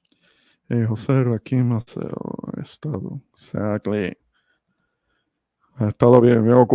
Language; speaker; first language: Spanish; early bilingual, heritage; English